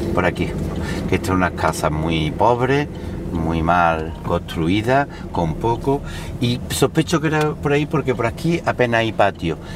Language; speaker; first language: Spanish; native; Spanish